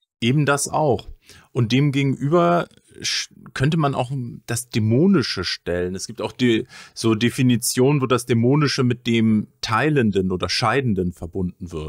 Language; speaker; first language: German; native; German